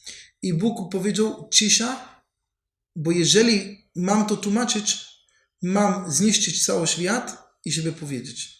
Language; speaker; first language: Polish; non-native, learner; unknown